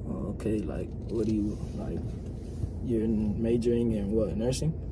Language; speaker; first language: English; native; English